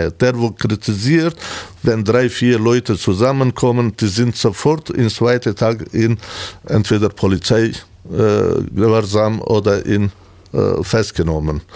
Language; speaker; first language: German; non-native, learner; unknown